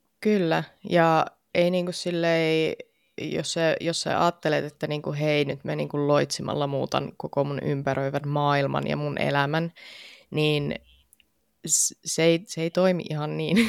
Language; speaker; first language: Finnish; native; Finnish